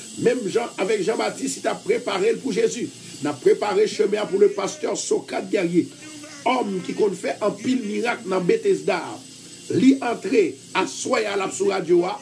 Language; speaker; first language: French; non-native, local second language; Haitian Creole